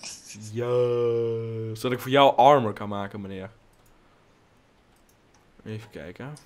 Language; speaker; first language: Dutch; native; Dutch